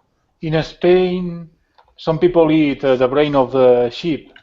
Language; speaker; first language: English; non-native, learner; Spanish